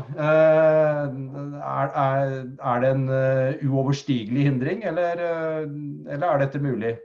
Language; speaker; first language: Norwegian; native; Norwegian